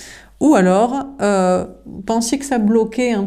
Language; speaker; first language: French; native; French